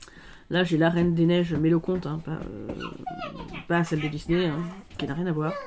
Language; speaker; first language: French; native; French